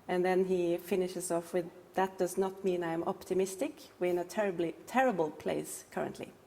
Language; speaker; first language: English; non-native, fluent; Norwegian